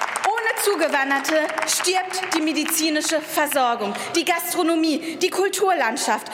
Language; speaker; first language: German; early bilingual, other home language; Persian